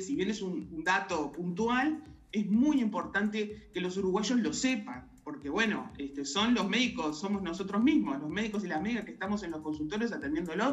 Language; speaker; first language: Spanish; native; Spanish